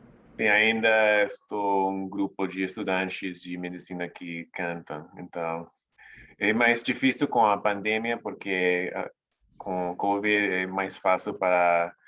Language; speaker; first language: Portuguese; non-native, fluent; English